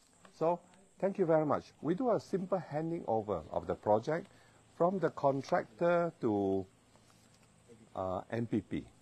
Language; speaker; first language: English; non-native, local second language; Min Nan Chinese